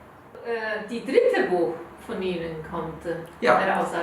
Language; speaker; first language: German; non-native, learner; Korean